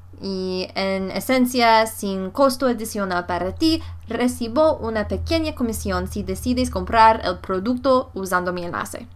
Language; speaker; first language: Spanish; non-native, fluent; English